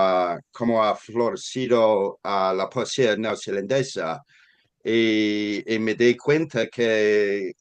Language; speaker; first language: Spanish; non-native, fluent; English